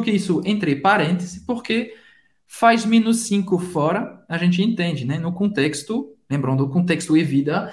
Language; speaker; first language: Portuguese; non-native, fluent; French